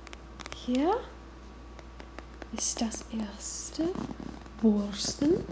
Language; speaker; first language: German; non-native, learner; English